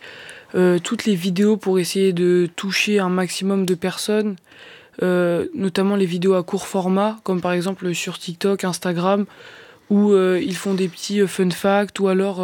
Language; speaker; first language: French; native; French